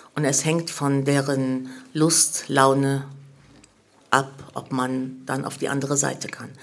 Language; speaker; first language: German; early bilingual, other home language; Arabic